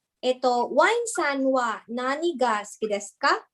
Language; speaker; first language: Japanese; non-native, learner; English